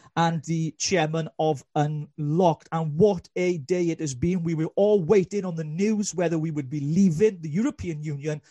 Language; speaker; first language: English; native; English